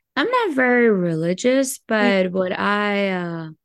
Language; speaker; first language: English; early bilingual, other home language; Hebrew